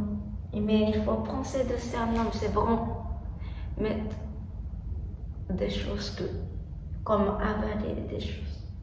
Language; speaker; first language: French; non-native, learner; Japanese